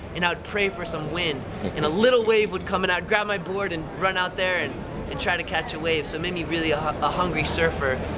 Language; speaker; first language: English; native; English